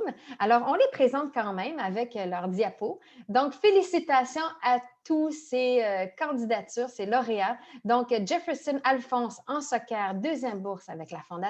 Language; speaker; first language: French; native; French